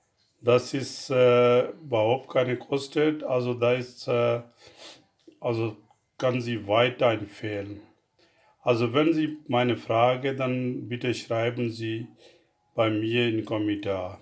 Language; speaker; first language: German; non-native, fluent; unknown